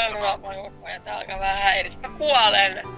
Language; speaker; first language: Finnish; native; Finnish